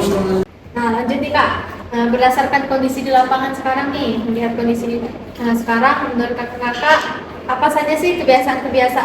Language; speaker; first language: Indonesian; native; Indonesian